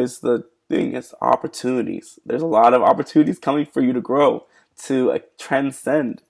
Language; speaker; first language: English; native; English